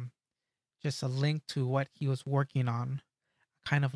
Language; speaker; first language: English; native; English